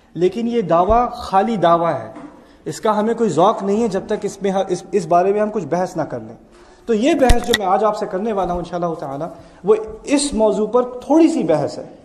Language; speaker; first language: Urdu; early bilingual, heritage; Urdu